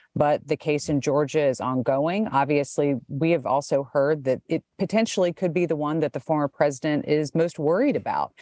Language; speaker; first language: English; native; English